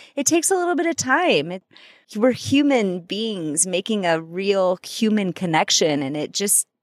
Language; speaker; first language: English; native; English